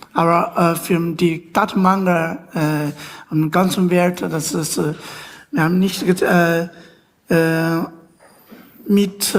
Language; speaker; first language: German; non-native, learner; Chinese